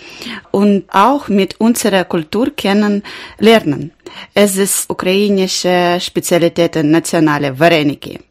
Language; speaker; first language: German; non-native, learner; Ukrainian